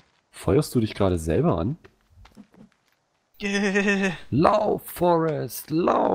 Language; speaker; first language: German; native; German